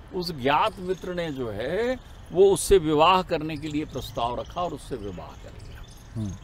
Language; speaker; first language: Hindi; native; Hindi